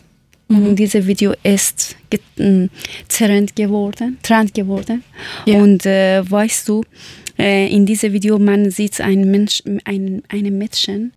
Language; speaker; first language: German; non-native, learner; Persian